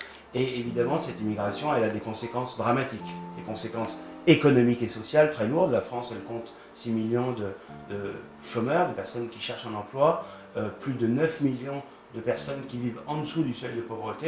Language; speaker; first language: French; native; French